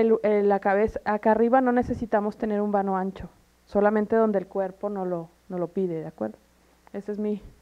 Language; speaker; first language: Spanish; native; Spanish